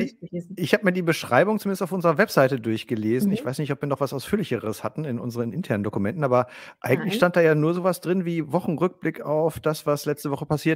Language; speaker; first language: German; native; German